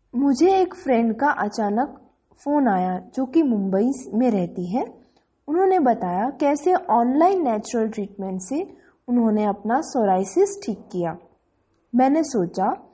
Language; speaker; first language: Hindi; non-native, local second language; Gujarati